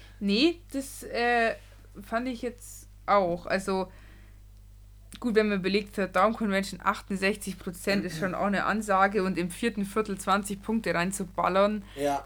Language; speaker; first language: German; native; German